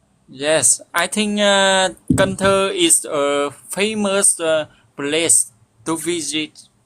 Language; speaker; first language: English; non-native, learner; Vietnamese